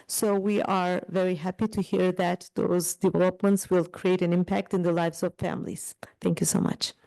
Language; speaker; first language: English; non-native, fluent; Turkish